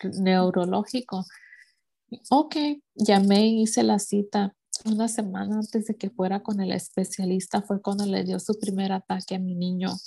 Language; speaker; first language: Spanish; early bilingual, heritage; Spanish